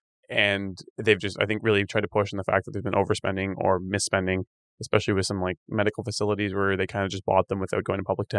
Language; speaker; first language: English; native; English